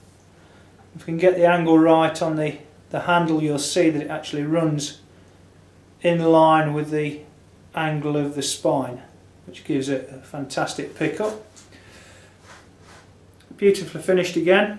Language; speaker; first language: English; native; English